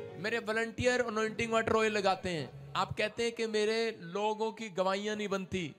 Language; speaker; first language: Hindi; non-native, local second language; Punjabi